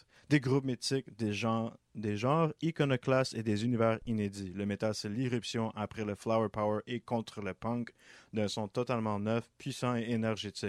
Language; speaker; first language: French; native; French